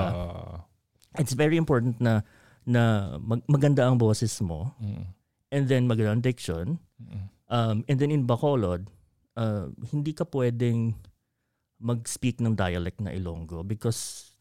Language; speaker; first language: English; non-native, local second language; Hiligaynon